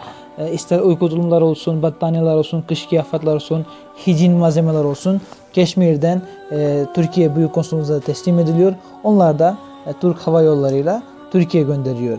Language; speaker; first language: Turkish; non-native, fluent; Kashmiri